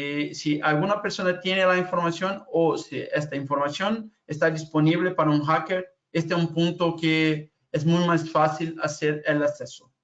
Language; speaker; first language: Spanish; non-native, fluent; Portuguese